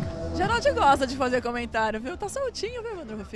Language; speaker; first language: Portuguese; native; Portuguese